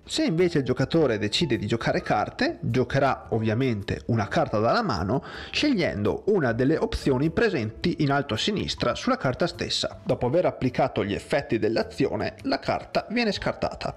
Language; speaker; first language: Italian; native; Italian